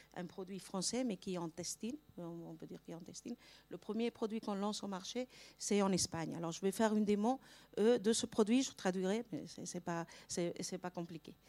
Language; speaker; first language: French; non-native, fluent; Spanish